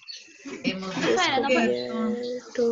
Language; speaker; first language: Spanish; non-native, fluent; Portuguese